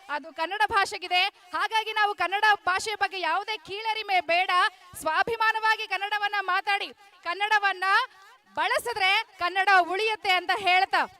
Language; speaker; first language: Kannada; native; Kannada